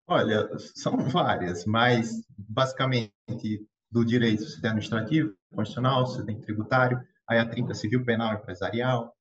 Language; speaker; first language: Portuguese; native; Portuguese